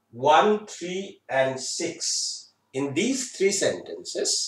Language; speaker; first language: English; non-native, local second language; Bangla